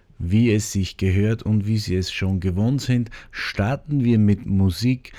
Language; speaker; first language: German; native; German